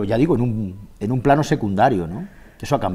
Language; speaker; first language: Spanish; native; Spanish